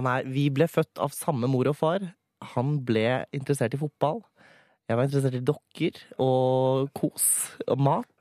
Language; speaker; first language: Norwegian; native; Norwegian